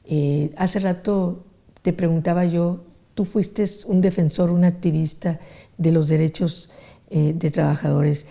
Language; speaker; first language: Spanish; native; Spanish